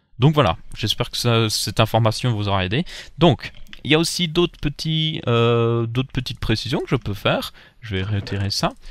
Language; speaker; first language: French; native; French